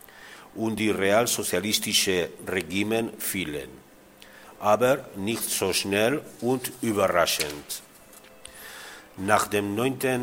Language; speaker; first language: German; non-native, learner; Spanish